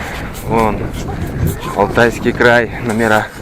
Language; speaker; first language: Russian; native; Russian